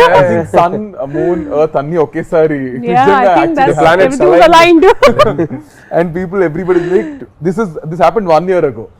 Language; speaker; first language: Telugu; native; Telugu